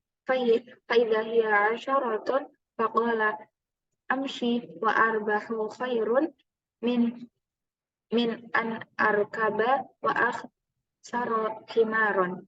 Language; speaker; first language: Arabic; non-native, learner; Indonesian